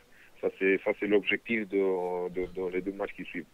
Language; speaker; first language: French; non-native, fluent; Romanian